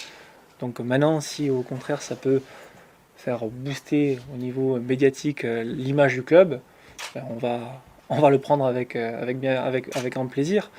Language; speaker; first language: French; native; French